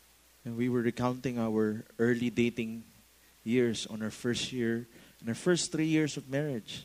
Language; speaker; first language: English; non-native, local second language; Filipino